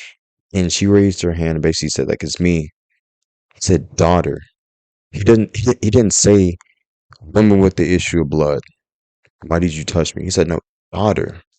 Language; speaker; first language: English; native; English